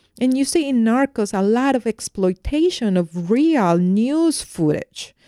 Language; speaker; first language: English; non-native, fluent; Spanish